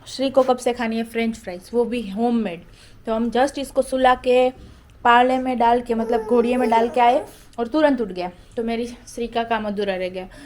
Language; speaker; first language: Hindi; non-native, local second language; Gujarati